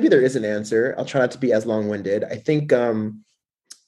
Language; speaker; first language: English; native; English